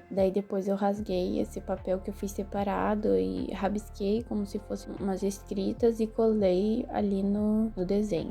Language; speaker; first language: Portuguese; native; Portuguese